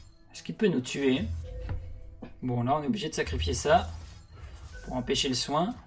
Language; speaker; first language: French; native; French